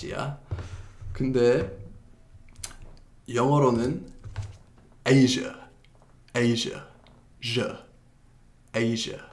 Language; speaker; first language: Korean; non-native, fluent; English